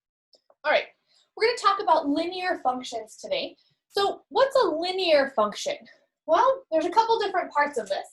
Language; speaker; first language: English; native; English